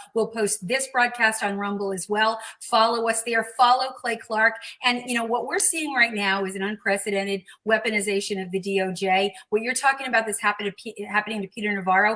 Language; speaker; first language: English; native; English